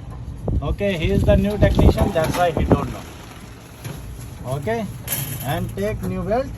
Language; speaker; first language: English; non-native, learner; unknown